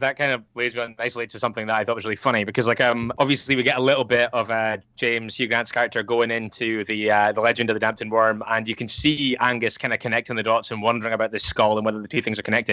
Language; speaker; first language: English; native; English